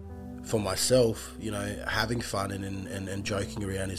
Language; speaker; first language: English; native; English